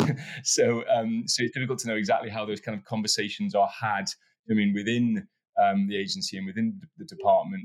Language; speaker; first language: English; native; English